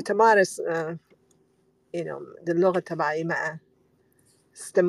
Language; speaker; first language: Arabic; non-native, learner; Persian